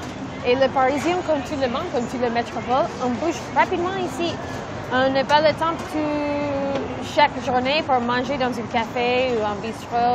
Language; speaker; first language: French; non-native, learner; English